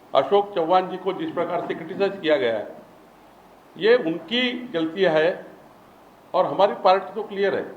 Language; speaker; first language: Hindi; non-native, local second language; Marathi